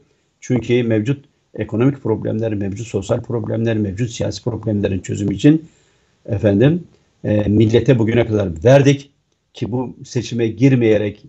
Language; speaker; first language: Turkish; native; Turkish